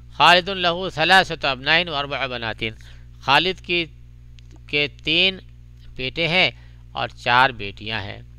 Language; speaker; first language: Urdu; native; Urdu